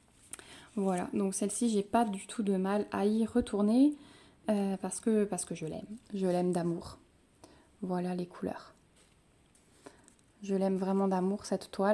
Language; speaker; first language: French; native; French